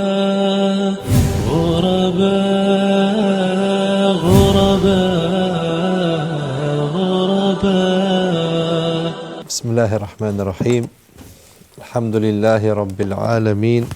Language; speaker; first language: Arabic; non-native, fluent; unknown